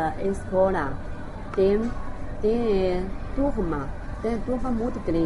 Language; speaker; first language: Portuguese; non-native, learner; Chinese